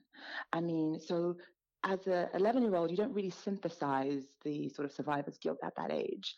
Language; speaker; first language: English; native; English